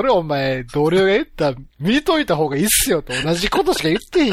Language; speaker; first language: Japanese; native; Japanese